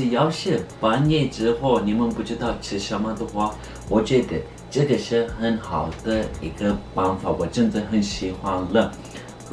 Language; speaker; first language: Chinese; non-native, learner; Turkish